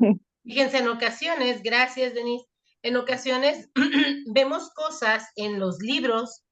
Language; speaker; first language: Spanish; native; Spanish